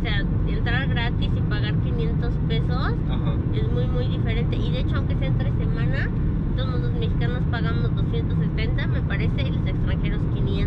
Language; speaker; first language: Spanish; native; Spanish